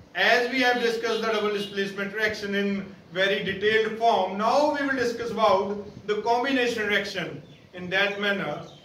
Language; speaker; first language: English; non-native, local second language; Punjabi